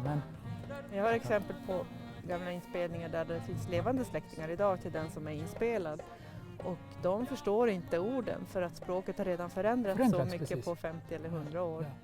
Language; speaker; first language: Swedish; native; Swedish